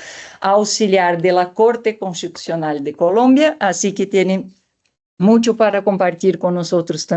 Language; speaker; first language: Spanish; non-native, fluent; Portuguese